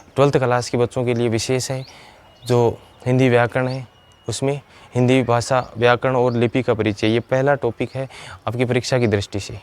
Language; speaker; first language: Hindi; native; Hindi